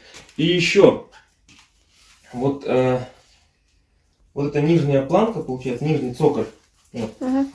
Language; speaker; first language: Russian; native; Russian